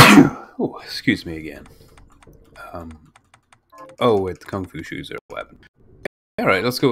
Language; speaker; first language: English; native; English